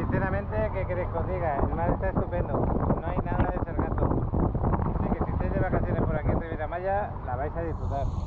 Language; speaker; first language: Spanish; native; Spanish